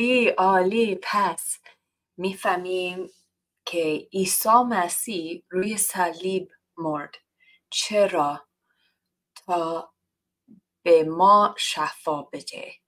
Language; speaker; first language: Persian; non-native, learner; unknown